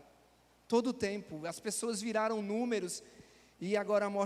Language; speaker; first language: Portuguese; native; Portuguese